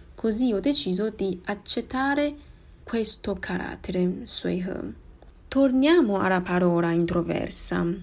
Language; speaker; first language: Italian; non-native, fluent; Chinese